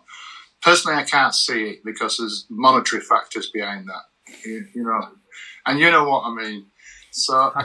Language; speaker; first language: English; native; English